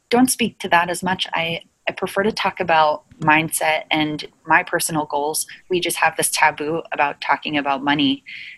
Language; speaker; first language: English; native; English